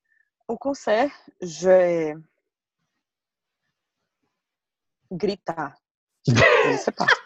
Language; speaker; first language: French; non-native, learner; Portuguese